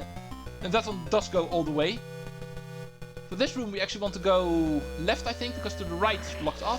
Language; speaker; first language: English; non-native, fluent; Dutch